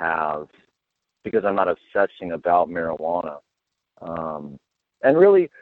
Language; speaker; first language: English; native; English